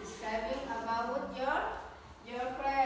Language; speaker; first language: English; non-native, learner; Indonesian